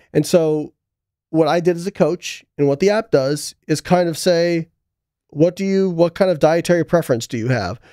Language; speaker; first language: English; native; English